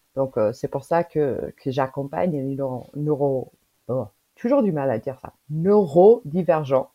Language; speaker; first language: French; non-native, fluent; English